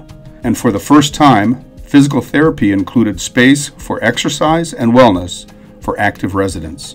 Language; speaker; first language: English; native; English